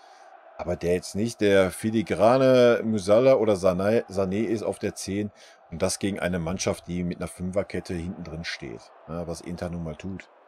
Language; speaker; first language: German; native; German